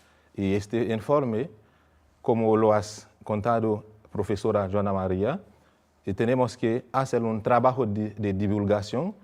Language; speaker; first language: Spanish; non-native, fluent; Haitian Creole